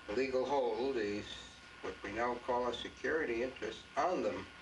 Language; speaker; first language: English; native; English